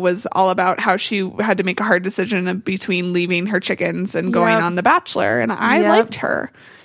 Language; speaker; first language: English; native; English